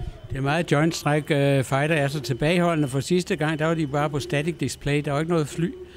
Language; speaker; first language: Danish; native; Danish